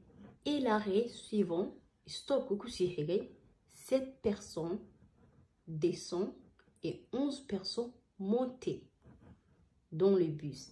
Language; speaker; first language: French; non-native, learner; Somali